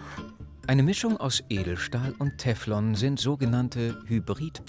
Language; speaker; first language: German; native; German